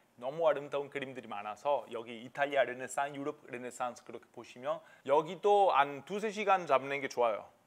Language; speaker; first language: Korean; non-native, fluent; Italian